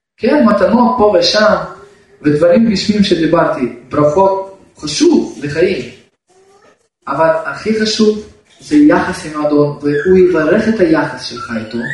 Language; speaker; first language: Hebrew; non-native, fluent; Russian